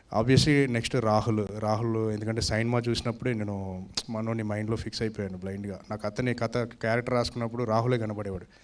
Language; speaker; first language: Telugu; native; Telugu